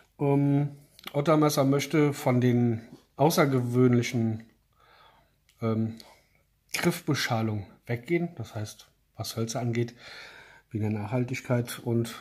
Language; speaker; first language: German; native; German